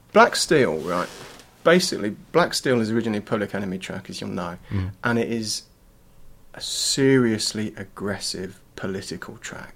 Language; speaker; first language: English; native; English